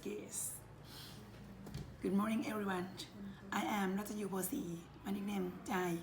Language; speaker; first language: English; non-native, learner; Thai